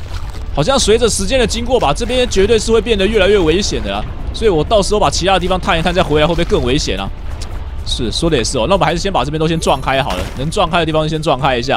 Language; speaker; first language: Chinese; native; Chinese